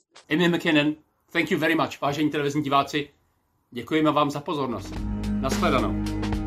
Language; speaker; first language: Czech; native; Czech